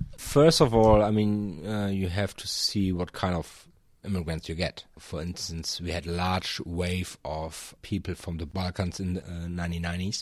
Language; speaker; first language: English; non-native, fluent; German